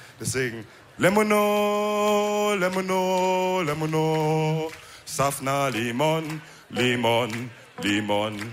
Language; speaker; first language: German; early bilingual, other home language; Wolof